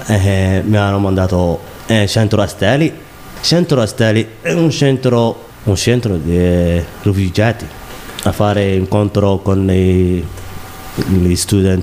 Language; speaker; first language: Italian; non-native, learner; Somali